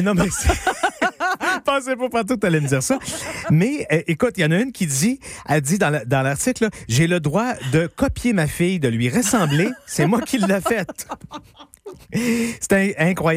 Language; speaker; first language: French; native; French